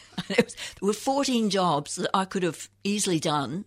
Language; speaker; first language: English; native; English